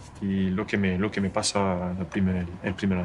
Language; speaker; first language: Spanish; non-native, learner; French